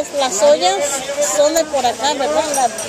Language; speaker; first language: Spanish; native; Spanish